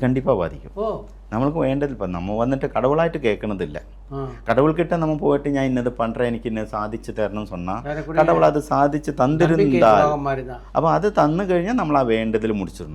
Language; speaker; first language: Tamil; non-native, local second language; Malayalam